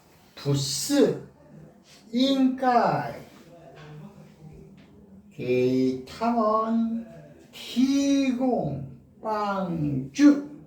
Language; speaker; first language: Chinese; non-native, learner; Korean